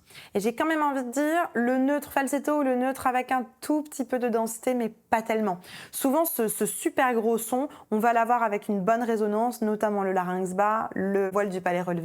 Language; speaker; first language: French; native; French